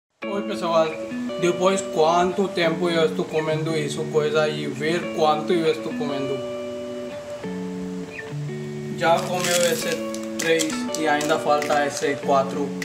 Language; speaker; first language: Portuguese; non-native, learner; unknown